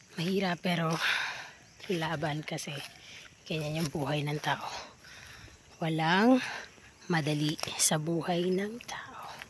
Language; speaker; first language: Filipino; non-native, local second language; Cebuano